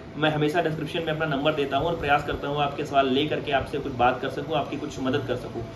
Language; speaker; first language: Hindi; native; Hindi